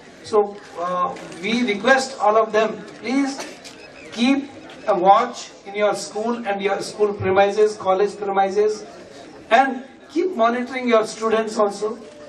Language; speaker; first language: English; non-native, local second language; Telugu